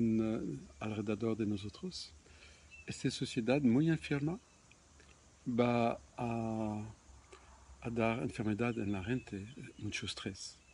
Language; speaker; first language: Spanish; non-native, fluent; French